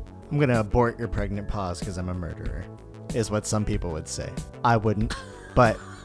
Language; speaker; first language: English; native; English